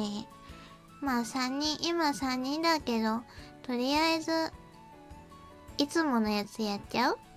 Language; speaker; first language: Japanese; native; Japanese